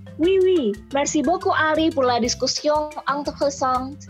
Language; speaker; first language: French; non-native, learner; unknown